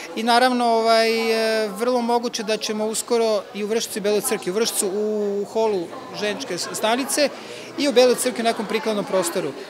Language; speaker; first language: Serbian; native; Serbian